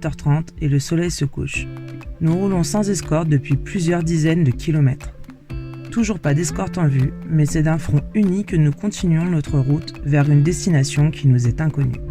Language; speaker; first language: French; native; French